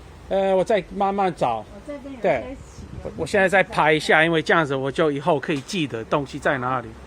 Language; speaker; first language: Chinese; non-native, fluent; English